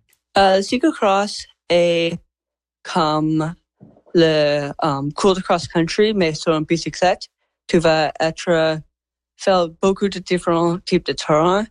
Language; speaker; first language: French; non-native, learner; English